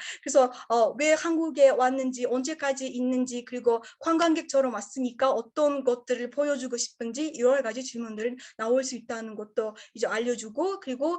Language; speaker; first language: Korean; non-native, learner; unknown